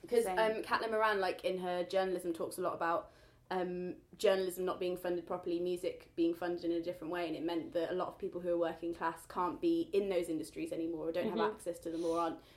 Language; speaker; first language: English; native; English